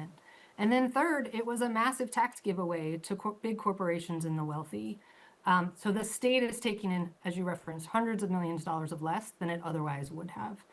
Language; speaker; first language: English; native; English